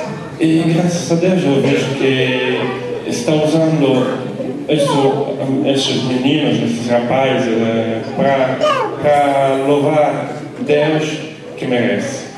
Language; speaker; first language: Portuguese; non-native, learner; Italian